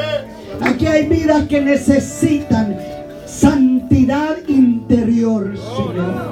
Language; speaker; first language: Spanish; native; Spanish